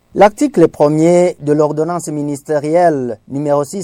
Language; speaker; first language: French; non-native, local second language; Rundi